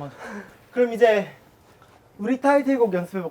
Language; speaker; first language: Korean; native; Korean